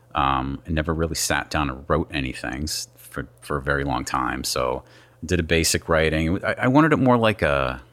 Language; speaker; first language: English; native; English